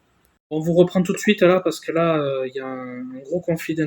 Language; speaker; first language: French; native; French